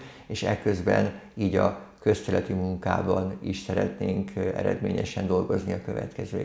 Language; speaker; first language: Hungarian; native; Hungarian